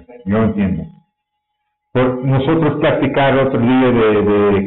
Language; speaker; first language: Spanish; non-native, learner; English